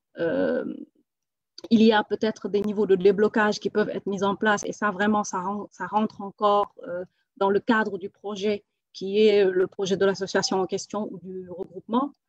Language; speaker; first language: French; non-native, local second language; Wolof